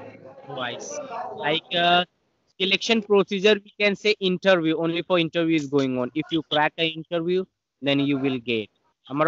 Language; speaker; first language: English; non-native, learner; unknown